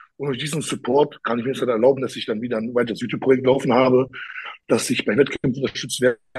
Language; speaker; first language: German; early bilingual, other home language; Polish